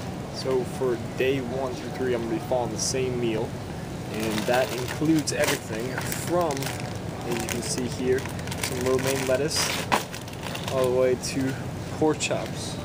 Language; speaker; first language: English; native; English